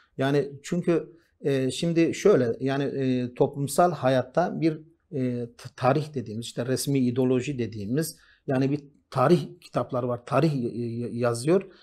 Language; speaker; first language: Turkish; non-native, local second language; Kurdish